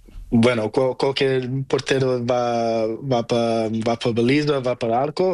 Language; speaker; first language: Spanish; non-native, learner; Portuguese